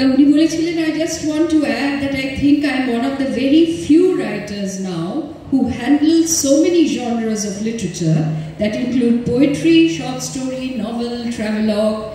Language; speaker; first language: English; non-native, local second language; Bangla